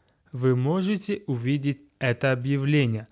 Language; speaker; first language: Russian; non-native, fluent; Uzbek